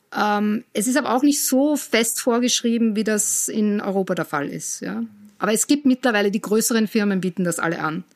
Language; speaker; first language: German; native; German